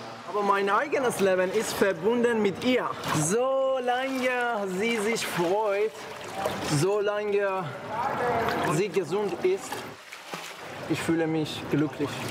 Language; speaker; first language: German; non-native, learner; Persian